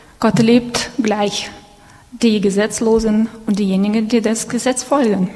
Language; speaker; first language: German; non-native, fluent; Russian